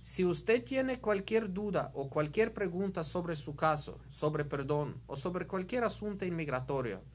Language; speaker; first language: Spanish; non-native, fluent; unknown